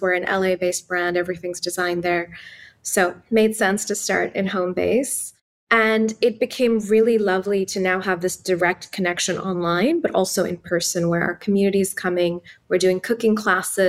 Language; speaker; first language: English; non-native, local second language; Urdu